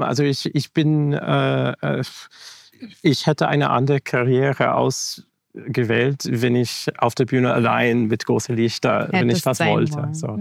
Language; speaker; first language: German; non-native, fluent; English